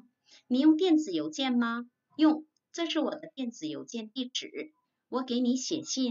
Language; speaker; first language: Chinese; non-native, fluent; Korean